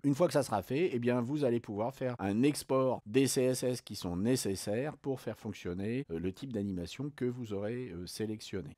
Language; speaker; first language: French; native; French